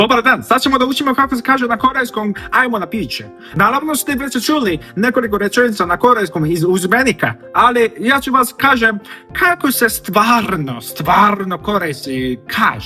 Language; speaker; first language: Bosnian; non-native, learner; Korean